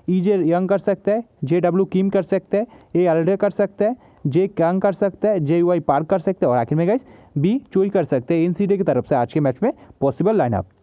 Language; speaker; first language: Hindi; native; Hindi